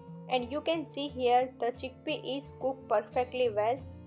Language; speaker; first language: English; non-native, local second language; Gujarati